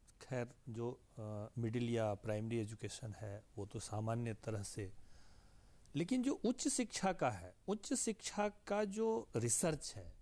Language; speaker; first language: Hindi; native; Hindi